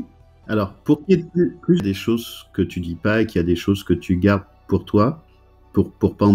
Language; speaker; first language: French; native; French